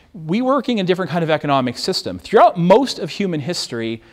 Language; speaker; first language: English; native; English